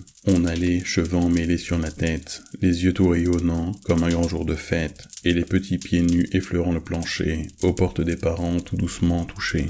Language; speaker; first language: French; native; French